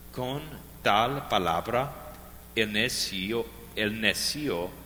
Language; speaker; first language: Spanish; non-native, learner; English